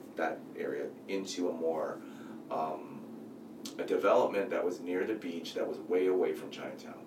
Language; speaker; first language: English; native; English